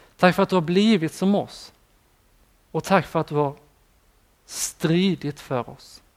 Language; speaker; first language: Swedish; native; Swedish